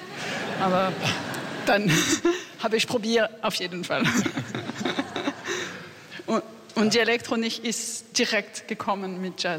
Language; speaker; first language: German; non-native, learner; French